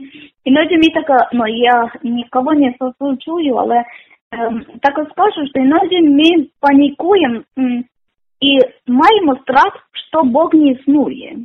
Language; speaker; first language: Ukrainian; non-native, learner; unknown